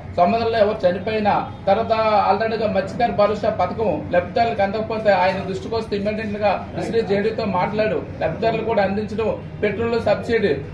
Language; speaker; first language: Telugu; native; Telugu